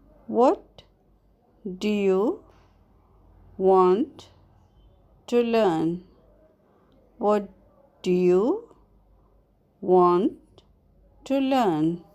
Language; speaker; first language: English; non-native, fluent; Arabic